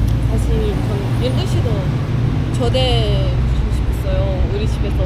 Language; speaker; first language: Korean; non-native, learner; Persian